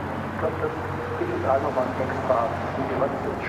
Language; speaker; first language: German; native; German